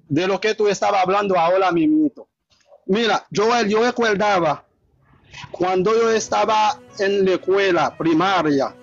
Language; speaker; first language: Spanish; non-native, learner; Haitian Creole